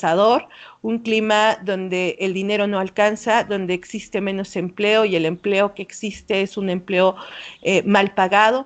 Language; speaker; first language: Spanish; native; Spanish